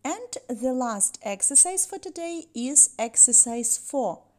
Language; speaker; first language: English; non-native, fluent; Ukrainian